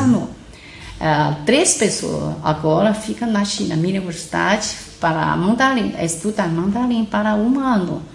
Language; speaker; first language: Portuguese; non-native, learner; Chinese